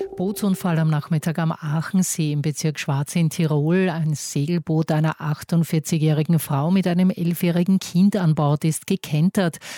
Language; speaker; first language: German; native; German